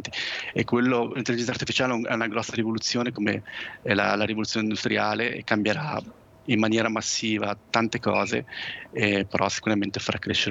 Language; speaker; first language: Italian; native; Italian